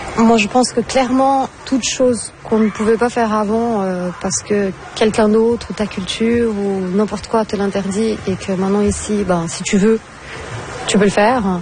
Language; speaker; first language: French; non-native, fluent; Portuguese